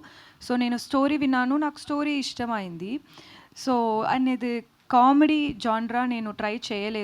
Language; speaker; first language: Telugu; non-native, learner; Tamil